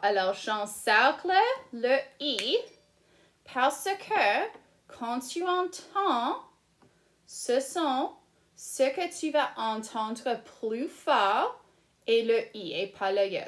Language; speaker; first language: French; non-native, fluent; English